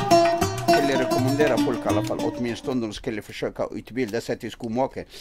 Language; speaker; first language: Swedish; non-native, fluent; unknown